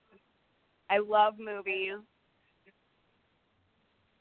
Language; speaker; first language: English; native; English